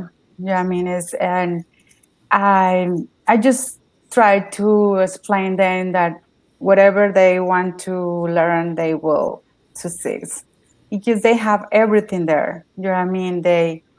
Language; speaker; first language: English; non-native, learner; Spanish